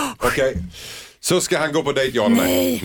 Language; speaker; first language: Swedish; native; Swedish